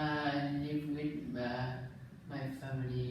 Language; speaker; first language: English; non-native, learner; Vietnamese